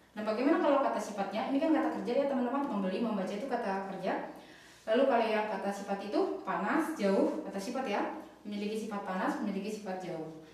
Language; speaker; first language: Indonesian; native; Indonesian